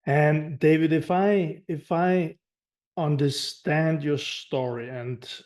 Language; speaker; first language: English; non-native, fluent; Danish